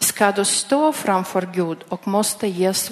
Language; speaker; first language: Swedish; non-native, learner; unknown